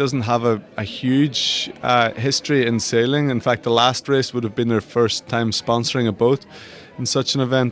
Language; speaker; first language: English; native; English